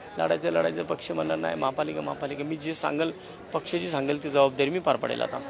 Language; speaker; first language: Marathi; native; Marathi